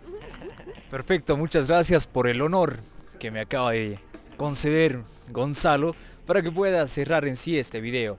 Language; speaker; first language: Spanish; native; Spanish